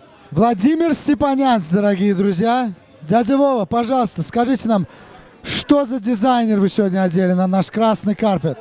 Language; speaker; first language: Russian; early bilingual, other home language; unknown